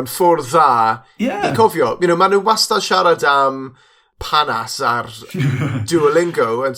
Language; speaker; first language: Welsh; non-native, local second language; English